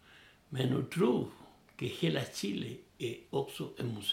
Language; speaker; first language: Swedish; non-native, learner; Spanish